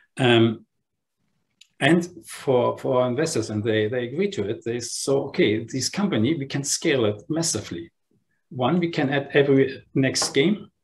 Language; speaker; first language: English; non-native, fluent; German